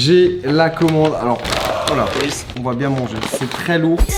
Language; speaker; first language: French; native; French